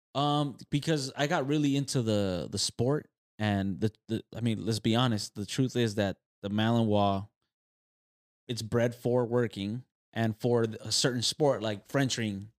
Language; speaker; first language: English; native; English